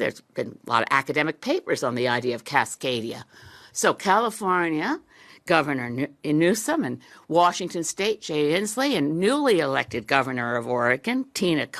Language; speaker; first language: English; native; English